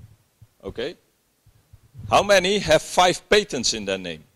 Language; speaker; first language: English; non-native, fluent; Dutch